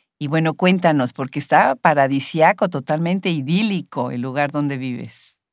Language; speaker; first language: Spanish; native; Spanish